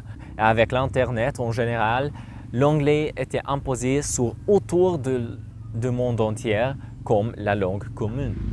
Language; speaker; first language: French; non-native, learner; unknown